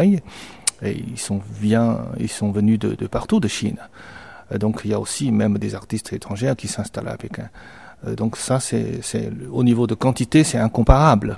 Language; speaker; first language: French; non-native, fluent; Chinese